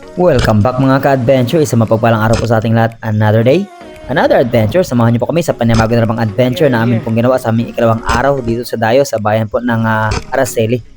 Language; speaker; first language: Filipino; non-native, local second language; Cebuano